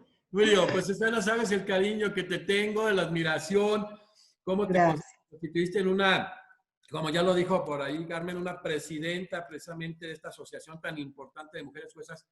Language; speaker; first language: Spanish; native; Spanish